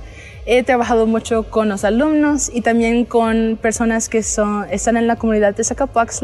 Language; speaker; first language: Spanish; non-native, fluent; English